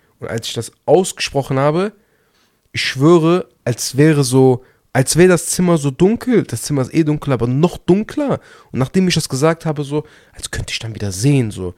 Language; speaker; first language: German; early bilingual, other home language; Turkish